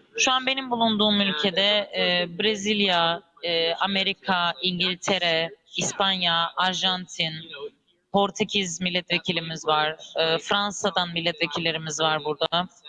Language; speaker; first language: Turkish; early bilingual, heritage; Turkish